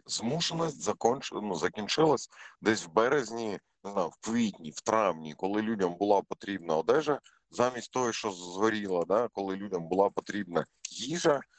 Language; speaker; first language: Ukrainian; non-native, local second language; Russian